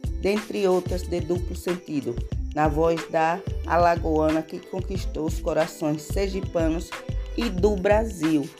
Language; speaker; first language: Portuguese; native; Portuguese